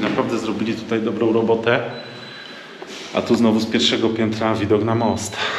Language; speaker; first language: Polish; native; Polish